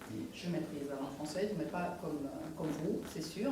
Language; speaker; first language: French; non-native, fluent; Croatian